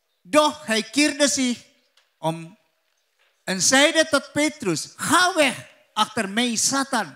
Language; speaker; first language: Dutch; non-native, learner; Indonesian